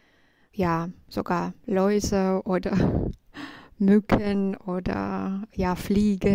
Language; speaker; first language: German; non-native, fluent; Belarusian